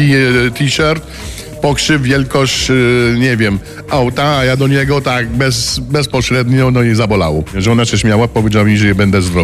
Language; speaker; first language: Polish; non-native, fluent; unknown